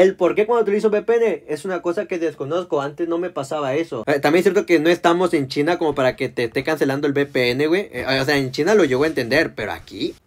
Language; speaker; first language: Spanish; native; Spanish